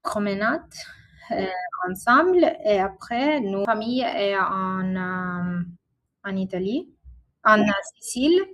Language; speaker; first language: French; non-native, learner; Italian